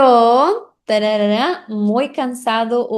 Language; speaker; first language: Spanish; non-native, fluent; Portuguese